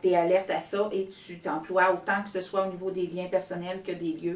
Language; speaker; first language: French; native; French